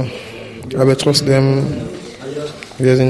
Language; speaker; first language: German; non-native, learner; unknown